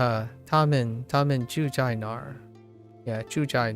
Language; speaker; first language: Chinese; non-native, learner; English